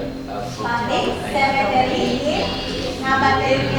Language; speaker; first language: English; non-native, learner; Indonesian